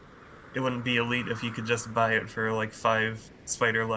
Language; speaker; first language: English; native; English